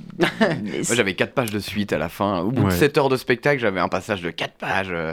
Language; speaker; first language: French; native; French